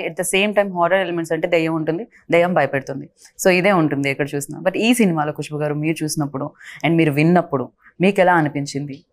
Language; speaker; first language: Telugu; native; Telugu